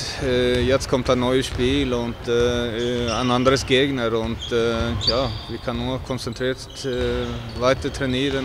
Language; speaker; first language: German; non-native, fluent; Swedish